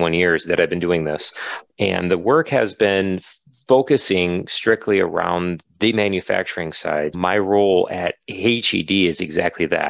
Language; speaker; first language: English; native; English